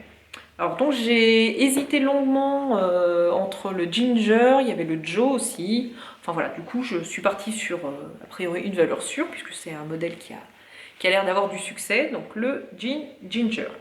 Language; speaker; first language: French; native; French